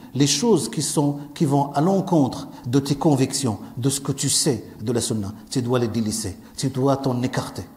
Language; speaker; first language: French; non-native, local second language; Arabic